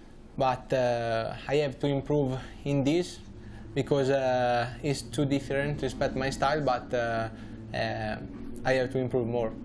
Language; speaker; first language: English; non-native, learner; Italian